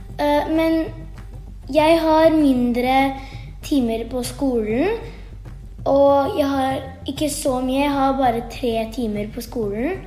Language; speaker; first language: Norwegian; early bilingual, heritage; Norwegian